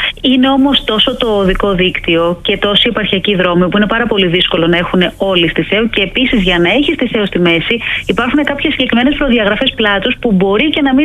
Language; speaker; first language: Greek; native; Greek